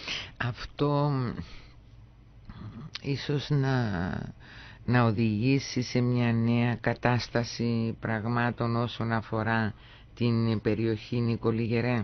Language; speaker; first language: Greek; native; Greek